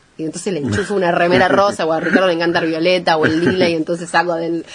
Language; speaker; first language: Spanish; native; Spanish